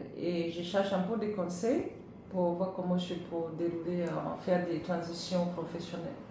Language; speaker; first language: French; non-native, learner; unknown